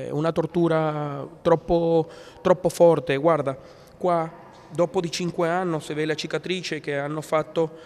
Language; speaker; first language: Italian; non-native, learner; Spanish